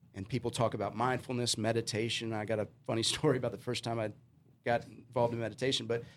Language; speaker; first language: English; native; English